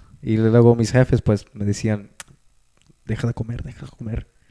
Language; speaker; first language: Spanish; early bilingual, heritage; Spanish